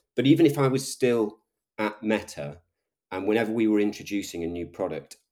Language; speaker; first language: English; native; English